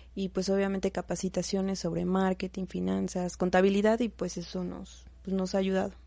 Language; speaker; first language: Spanish; native; Spanish